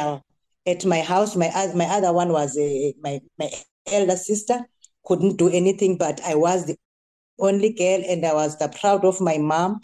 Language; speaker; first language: English; non-native, local second language; Xhosa